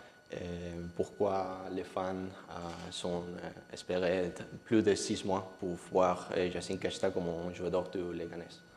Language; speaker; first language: French; non-native, learner; Spanish